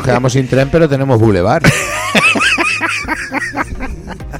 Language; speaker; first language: Spanish; native; Spanish